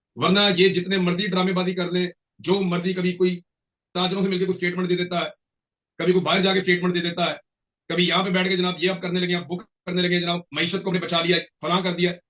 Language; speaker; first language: Urdu; non-native, local second language; Punjabi